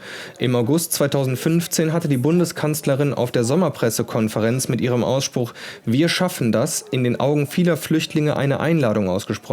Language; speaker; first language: German; native; German